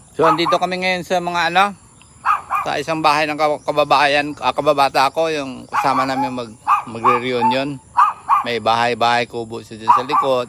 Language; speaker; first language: Filipino; native; Filipino